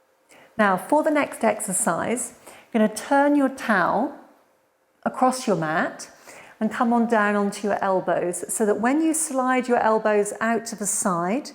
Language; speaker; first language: English; native; English